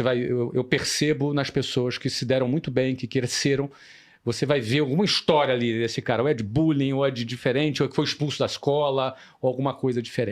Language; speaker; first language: Portuguese; native; Portuguese